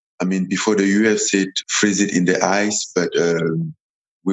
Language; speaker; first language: English; non-native, local second language; French